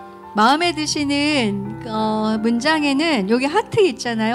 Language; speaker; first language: Korean; native; Korean